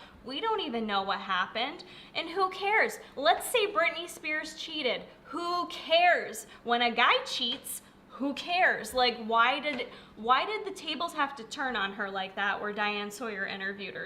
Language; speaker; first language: English; native; English